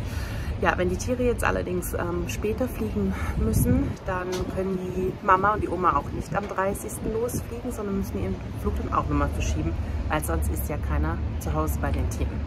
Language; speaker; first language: German; native; German